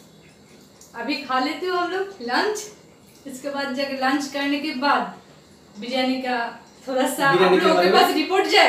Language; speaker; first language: Hindi; non-native, local second language; Bangla